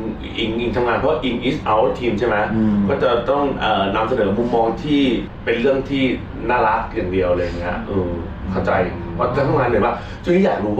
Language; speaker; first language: Thai; native; Thai